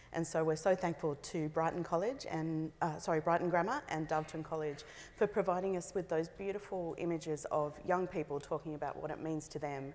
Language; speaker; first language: English; native; English